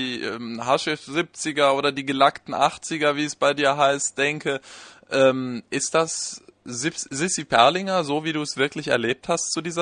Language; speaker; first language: German; native; German